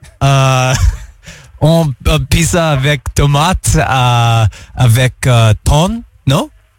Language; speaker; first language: French; non-native, learner; English